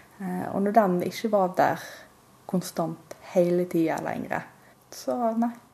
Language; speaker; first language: Norwegian; native; Norwegian